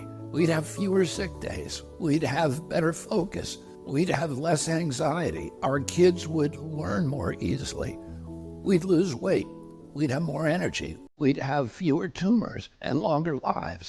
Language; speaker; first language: English; native; English